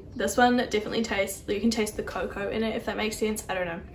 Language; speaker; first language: English; native; English